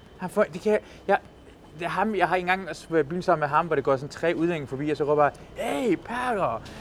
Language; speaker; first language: Danish; early bilingual, other home language; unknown